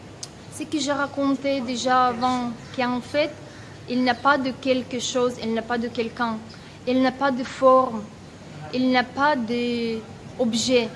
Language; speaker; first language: French; non-native, fluent; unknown